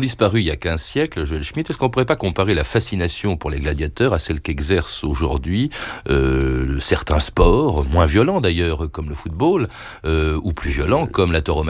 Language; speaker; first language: French; native; French